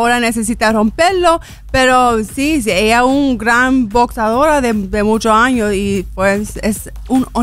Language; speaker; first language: Spanish; early bilingual, heritage; English